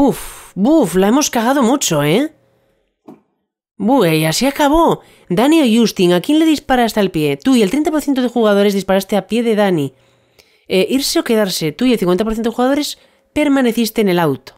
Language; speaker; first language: Spanish; native; Spanish